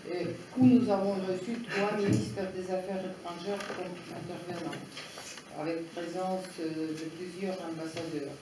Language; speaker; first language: French; non-native, fluent; Russian